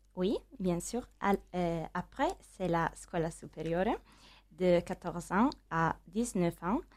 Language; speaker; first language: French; non-native, learner; Italian